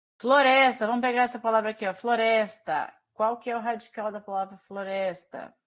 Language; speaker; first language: Portuguese; native; Portuguese